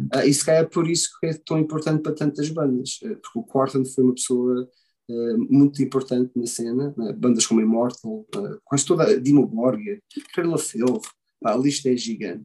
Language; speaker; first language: Portuguese; early bilingual, heritage; Portuguese